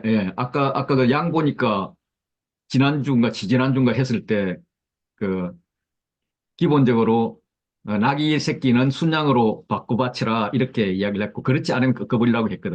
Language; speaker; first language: Korean; native; Korean